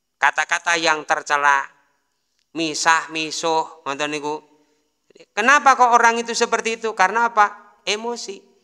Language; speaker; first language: Indonesian; non-native, local second language; Javanese